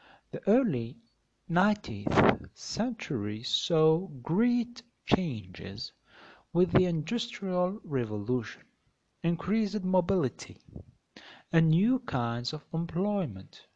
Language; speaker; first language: English; non-native, fluent; Arabic